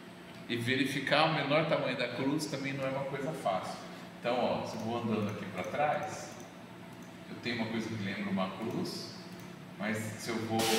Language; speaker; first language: Portuguese; native; Portuguese